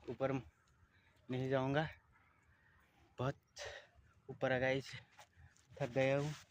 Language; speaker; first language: Hindi; non-native, local second language; Assamese